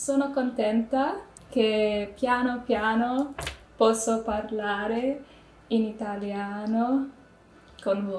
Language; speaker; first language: Italian; non-native, learner; English